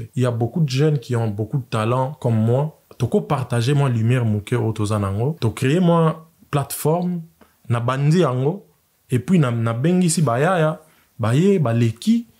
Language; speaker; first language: French; non-native, local second language; Swahili